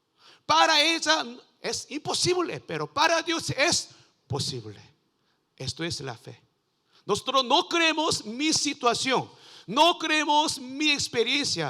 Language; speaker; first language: Spanish; non-native, learner; Korean